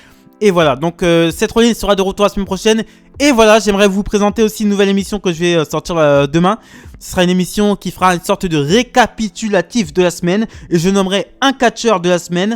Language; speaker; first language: French; native; French